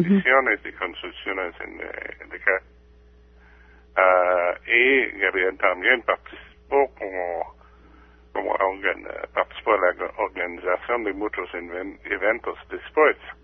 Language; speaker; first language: Spanish; non-native, fluent; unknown